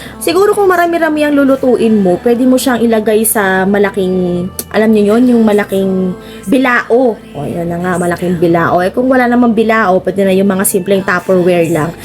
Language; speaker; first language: Filipino; non-native, local second language; Iloko